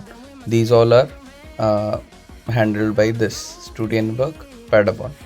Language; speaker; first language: English; non-native, local second language; Hindi